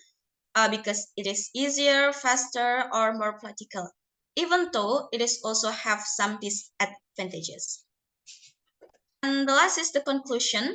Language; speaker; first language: English; non-native, learner; Indonesian